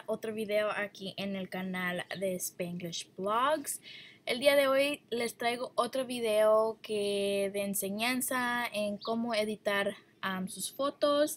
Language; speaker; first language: Spanish; early bilingual, heritage; Spanish